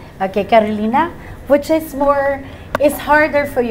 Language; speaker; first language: English; non-native, local second language; Filipino